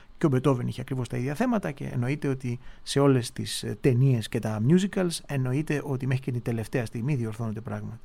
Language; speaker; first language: Greek; native; Greek